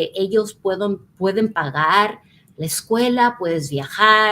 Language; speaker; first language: Spanish; early bilingual, heritage; Spanish